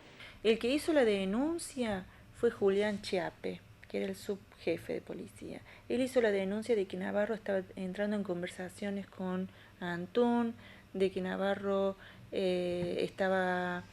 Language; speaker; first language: Spanish; native; Spanish